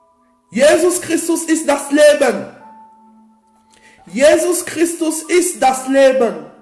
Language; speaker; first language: German; non-native, fluent; French